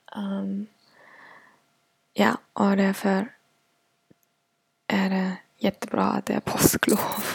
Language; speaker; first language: Swedish; non-native, fluent; German